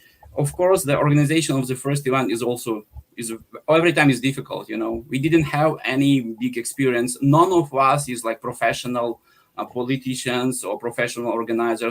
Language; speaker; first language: English; non-native, fluent; Ukrainian